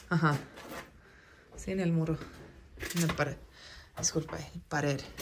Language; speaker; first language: Spanish; non-native, learner; English